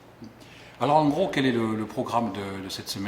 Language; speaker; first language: French; native; French